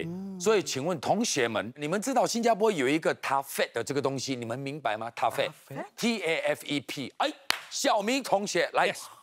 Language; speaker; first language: Chinese; native; Chinese